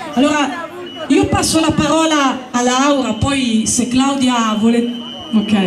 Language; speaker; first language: Italian; native; Italian